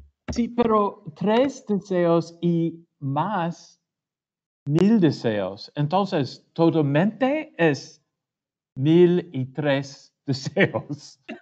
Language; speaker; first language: Spanish; non-native, learner; English